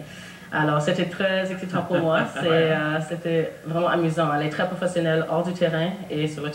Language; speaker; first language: French; non-native, local second language; English